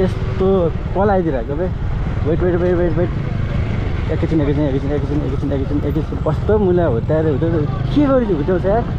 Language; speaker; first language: Nepali; native; Nepali